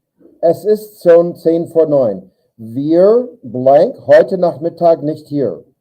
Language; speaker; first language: German; non-native, learner; English